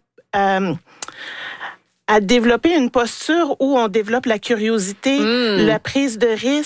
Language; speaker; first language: French; native; French